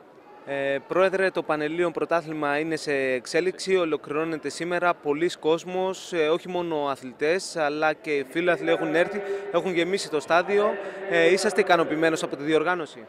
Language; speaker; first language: Greek; native; Greek